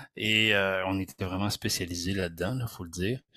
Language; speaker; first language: French; native; French